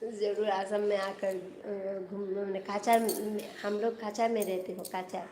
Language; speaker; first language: Hindi; non-native, local second language; Bangla